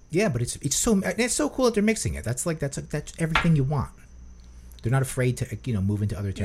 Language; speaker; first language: English; native; English